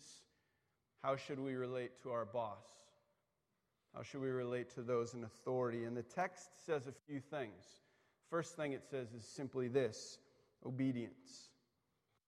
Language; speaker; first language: English; native; English